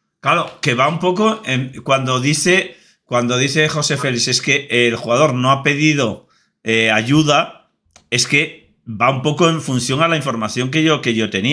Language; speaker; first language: Spanish; native; Spanish